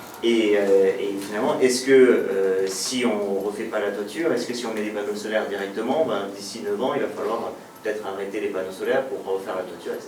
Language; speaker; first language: French; native; French